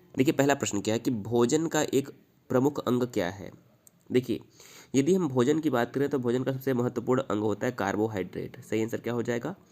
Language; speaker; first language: Hindi; native; Hindi